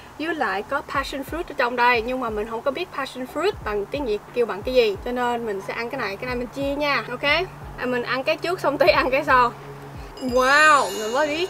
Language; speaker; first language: Vietnamese; early bilingual, heritage; Vietnamese